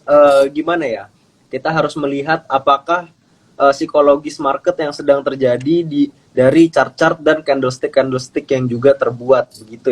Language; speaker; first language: Indonesian; native; Indonesian